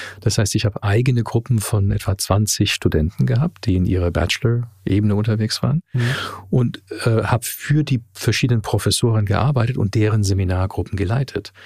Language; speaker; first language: German; early bilingual, heritage; German